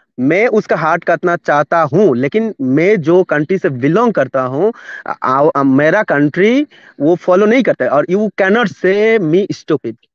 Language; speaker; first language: Hindi; non-native, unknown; Bangla